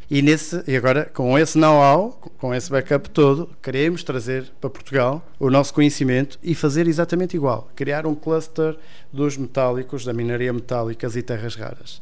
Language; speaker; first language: Portuguese; native; Portuguese